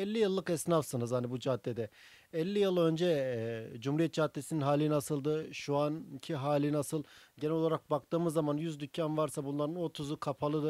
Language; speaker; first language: Turkish; native; Turkish